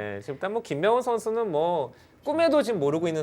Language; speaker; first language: Korean; native; Korean